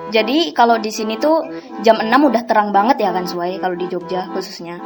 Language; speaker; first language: Indonesian; native; Indonesian